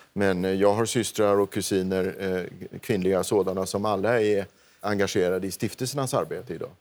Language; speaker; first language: Swedish; native; Swedish